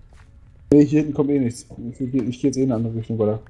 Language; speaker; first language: German; native; German